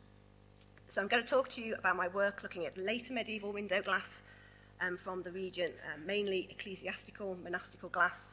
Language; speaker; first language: English; native; English